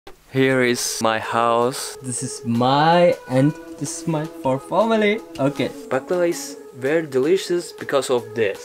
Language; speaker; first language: English; non-native, learner; Turkish